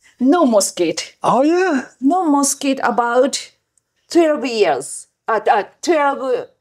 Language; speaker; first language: English; non-native, learner; Japanese